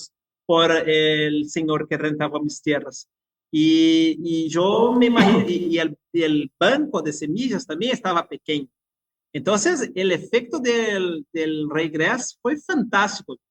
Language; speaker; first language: Spanish; non-native, fluent; Portuguese